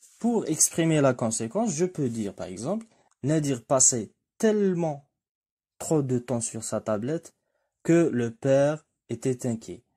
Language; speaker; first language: French; non-native, local second language; Arabic